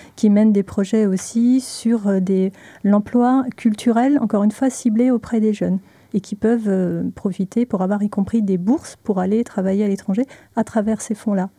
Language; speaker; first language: French; non-native, fluent; Spanish